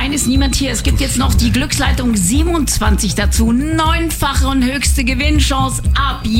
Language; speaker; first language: German; native; German